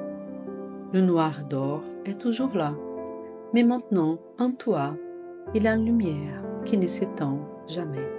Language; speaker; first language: French; non-native, fluent; Portuguese